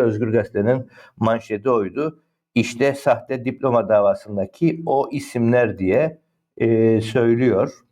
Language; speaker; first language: Turkish; native; Turkish